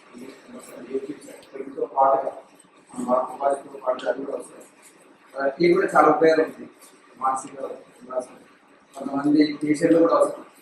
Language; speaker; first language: Telugu; native; Telugu